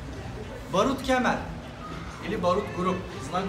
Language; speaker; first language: Russian; non-native, learner; Turkish